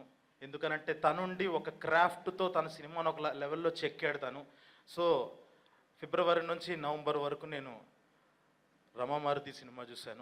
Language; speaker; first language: Telugu; native; Telugu